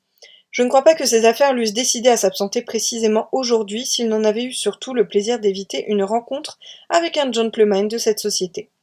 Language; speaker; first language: French; native; French